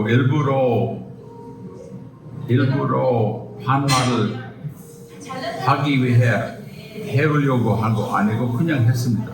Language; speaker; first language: Korean; non-native, fluent; English